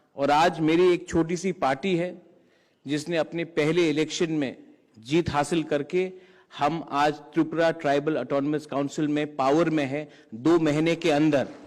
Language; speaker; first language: Hindi; non-native, local second language; Kok Borok